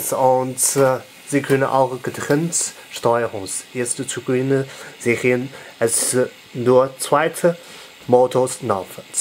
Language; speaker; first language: German; non-native, learner; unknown